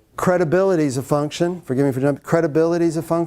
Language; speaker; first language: English; native; English